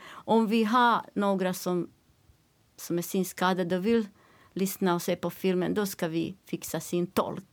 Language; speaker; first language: Swedish; non-native, learner; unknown